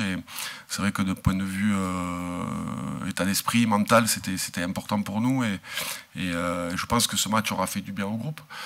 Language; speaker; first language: French; native; French